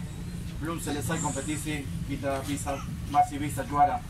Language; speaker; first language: Indonesian; non-native, learner; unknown